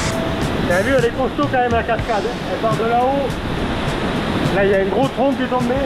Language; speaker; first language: French; native; French